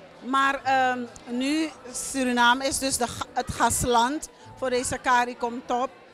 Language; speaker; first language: Dutch; native; Dutch